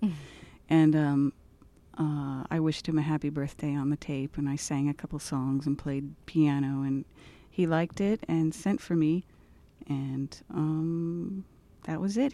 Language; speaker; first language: English; native; English